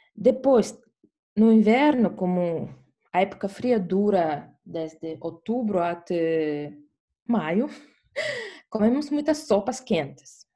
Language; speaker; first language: Portuguese; non-native, fluent; Estonian